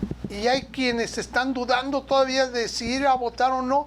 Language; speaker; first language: Spanish; native; Spanish